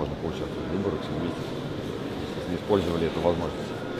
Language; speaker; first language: Russian; native; Russian